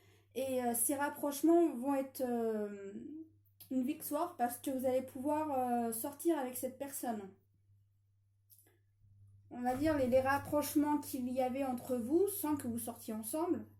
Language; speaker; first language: French; native; French